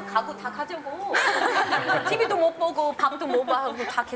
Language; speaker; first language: Korean; non-native, fluent; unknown